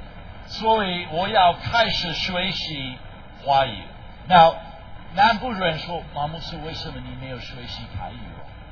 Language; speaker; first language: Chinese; non-native, fluent; English